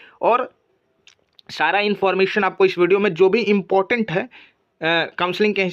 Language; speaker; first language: Hindi; native; Hindi